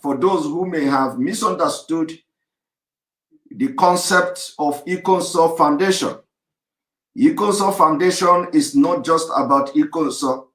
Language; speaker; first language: English; non-native, local second language; Igbo